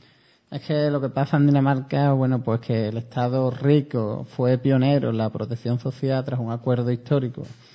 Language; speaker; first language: Spanish; native; Spanish